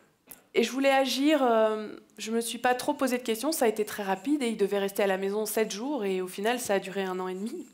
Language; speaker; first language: French; native; French